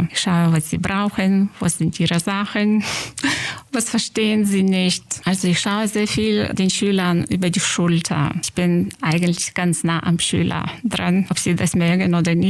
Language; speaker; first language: German; non-native, fluent; Lithuanian